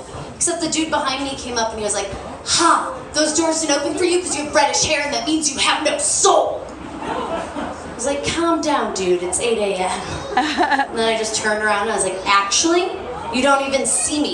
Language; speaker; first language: English; native; English